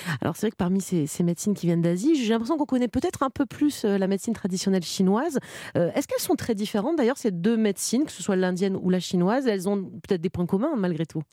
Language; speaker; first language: French; native; French